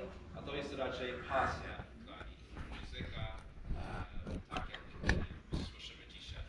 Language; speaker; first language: Polish; non-native, fluent; English